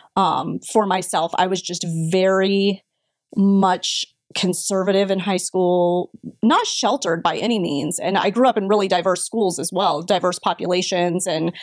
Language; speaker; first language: English; native; English